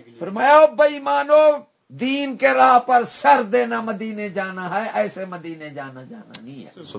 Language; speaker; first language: Urdu; non-native, local second language; Punjabi